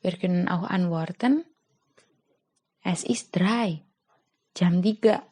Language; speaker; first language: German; non-native, fluent; Indonesian